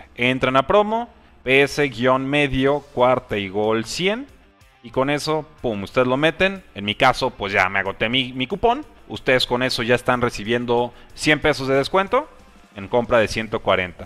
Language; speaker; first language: Spanish; native; Spanish